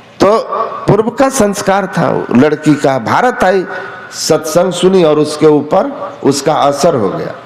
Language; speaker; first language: Hindi; native; Hindi